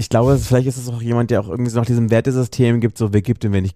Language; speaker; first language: German; native; German